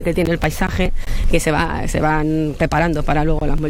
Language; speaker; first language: Spanish; native; Spanish